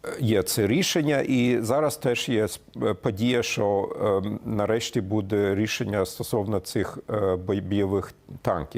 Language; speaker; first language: Ukrainian; non-native, fluent; German